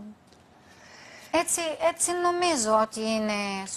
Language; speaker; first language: Greek; non-native, fluent; Bulgarian